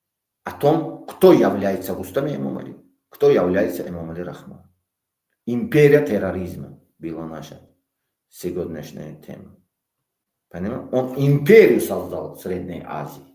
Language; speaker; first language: Russian; non-native, local second language; Tajik